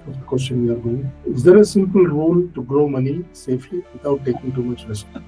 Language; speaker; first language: English; non-native, local second language; Tamil